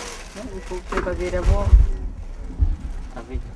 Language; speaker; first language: French; non-native, learner; Vietnamese